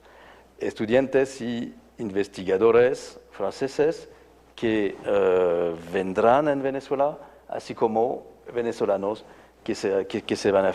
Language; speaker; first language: Spanish; non-native, fluent; French